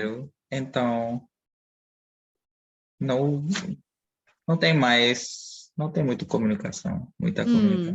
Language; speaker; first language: Portuguese; non-native, fluent; Dutch